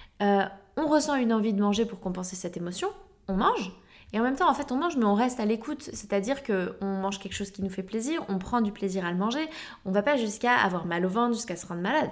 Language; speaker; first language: French; native; French